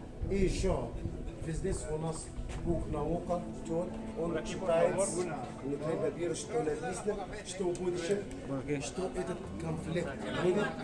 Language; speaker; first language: Russian; non-native, learner; Arabic